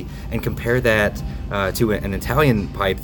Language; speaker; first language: English; native; English